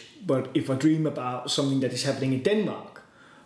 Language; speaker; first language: English; non-native, fluent; Danish